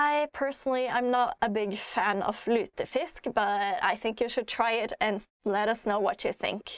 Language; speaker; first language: English; non-native, fluent; Norwegian